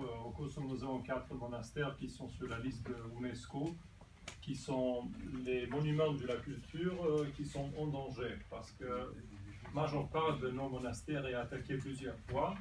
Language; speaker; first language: French; non-native, fluent; Serbian